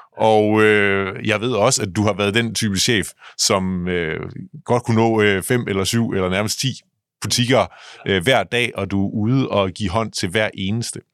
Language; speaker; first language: Danish; native; Danish